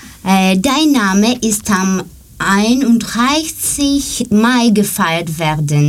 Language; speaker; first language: German; non-native, learner; Greek